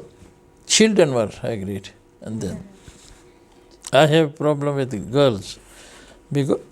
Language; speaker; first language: English; non-native, fluent; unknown